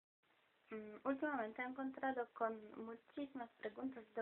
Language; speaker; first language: Spanish; non-native, fluent; Polish